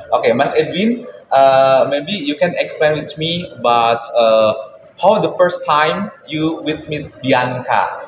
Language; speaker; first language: English; non-native, learner; Indonesian